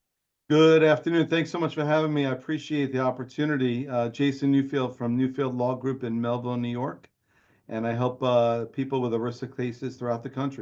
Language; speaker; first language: English; native; English